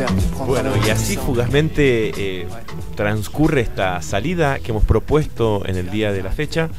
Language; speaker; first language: Spanish; native; Spanish